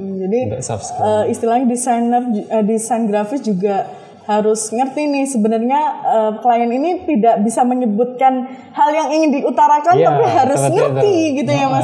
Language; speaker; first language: Indonesian; native; Indonesian